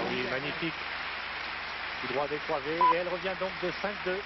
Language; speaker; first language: French; native; French